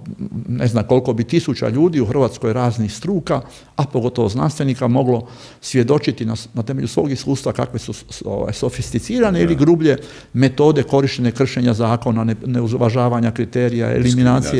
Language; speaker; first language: Croatian; native; Croatian